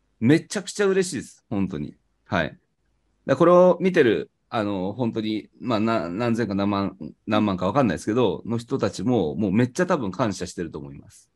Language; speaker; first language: Japanese; native; Japanese